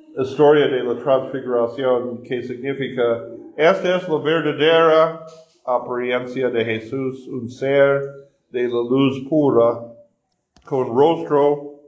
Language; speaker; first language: Spanish; non-native, fluent; English